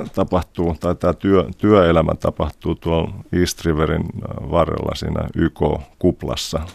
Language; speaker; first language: Finnish; native; Finnish